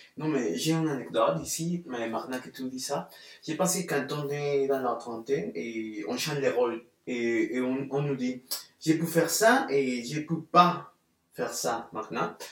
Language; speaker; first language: French; non-native, fluent; Spanish